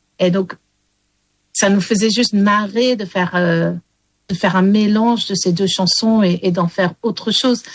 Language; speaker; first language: French; early bilingual, heritage; English